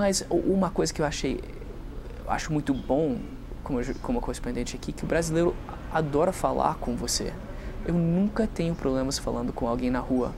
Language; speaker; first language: Portuguese; non-native, fluent; English